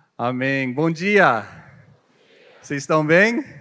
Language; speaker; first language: Portuguese; non-native, learner; English